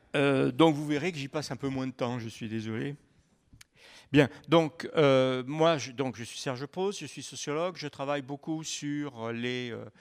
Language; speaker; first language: French; native; French